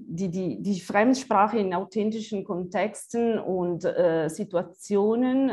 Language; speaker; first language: German; non-native, fluent; Italian